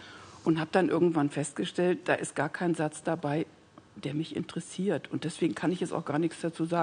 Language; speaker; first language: German; native; German